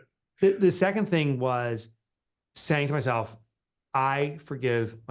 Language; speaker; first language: English; native; English